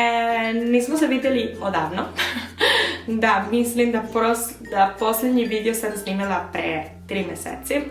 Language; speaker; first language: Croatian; early bilingual, heritage; Spanish